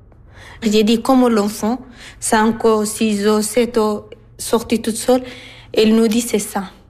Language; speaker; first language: French; non-native, learner; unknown